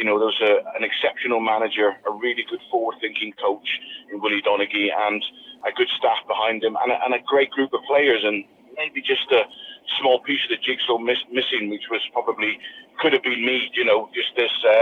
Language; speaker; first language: English; native; English